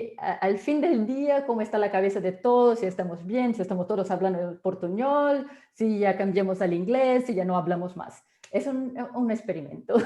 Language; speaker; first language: Spanish; non-native, fluent; Portuguese